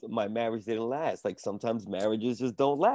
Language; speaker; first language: English; early bilingual, other home language; Spanish